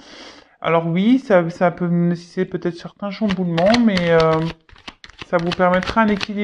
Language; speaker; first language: French; native; French